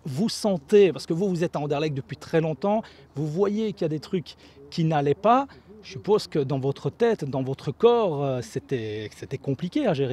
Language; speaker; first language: French; native; French